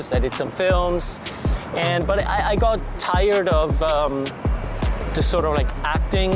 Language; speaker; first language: English; non-native, fluent; Swiss German